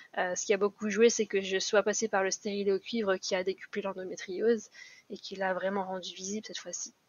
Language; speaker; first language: French; native; French